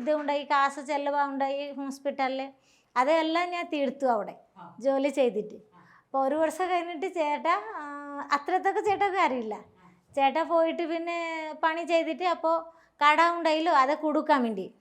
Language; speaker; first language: Malayalam; non-native, local second language; Odia